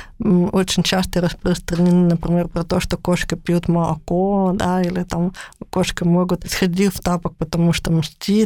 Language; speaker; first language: Russian; native; Russian